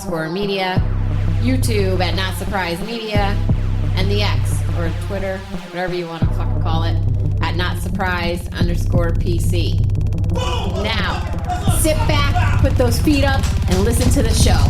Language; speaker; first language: English; native; English